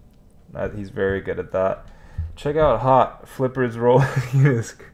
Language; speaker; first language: English; native; English